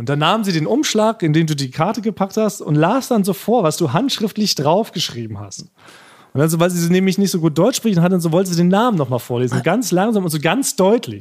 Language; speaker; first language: German; native; German